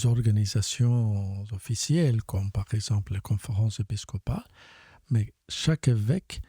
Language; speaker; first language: French; non-native, fluent; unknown